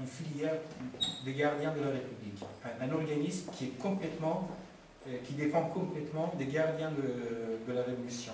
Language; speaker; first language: French; non-native, fluent; Persian